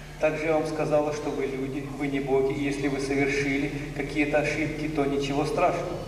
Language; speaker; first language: Russian; native; Russian